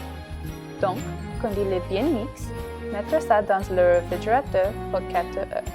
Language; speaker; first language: French; non-native, learner; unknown